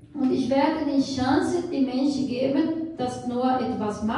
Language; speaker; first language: German; non-native, fluent; Portuguese